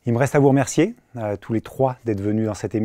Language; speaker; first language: French; native; French